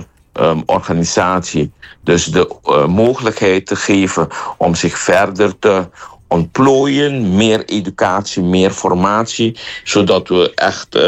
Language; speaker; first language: Dutch; non-native, local second language; Papiamento